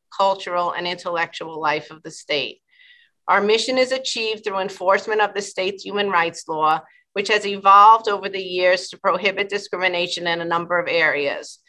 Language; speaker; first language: English; native; English